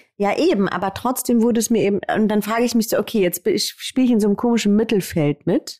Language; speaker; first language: German; native; German